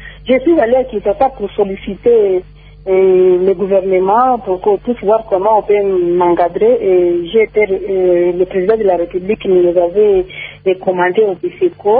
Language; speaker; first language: French; non-native, local second language; Nande